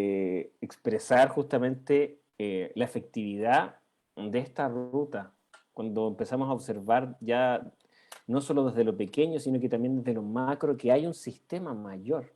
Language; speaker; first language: Spanish; native; Spanish